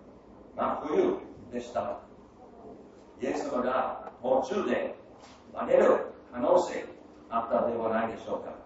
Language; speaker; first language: Japanese; non-native, fluent; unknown